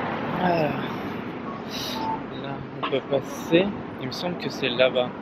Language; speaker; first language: French; native; French